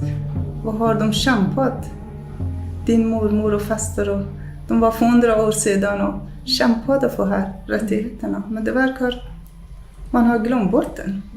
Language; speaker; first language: Swedish; non-native, fluent; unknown